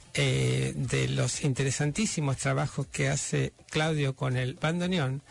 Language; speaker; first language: Spanish; native; Spanish